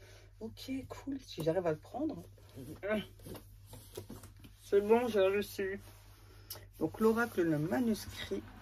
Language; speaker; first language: French; native; French